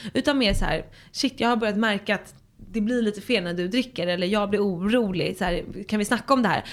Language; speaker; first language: Swedish; native; Swedish